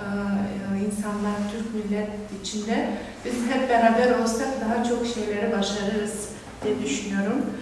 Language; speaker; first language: Turkish; non-native, fluent; Kyrgyz